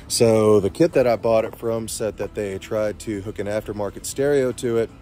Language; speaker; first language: English; native; English